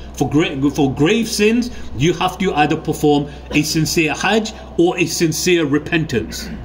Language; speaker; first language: English; early bilingual, other home language; Urdu